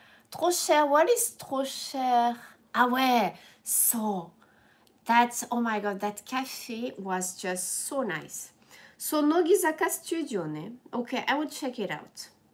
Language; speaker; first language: English; non-native, fluent; French